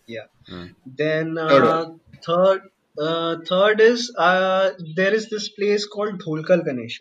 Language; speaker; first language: English; non-native, local second language; Hindi